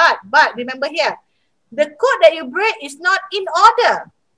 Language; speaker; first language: English; non-native, local second language; Malay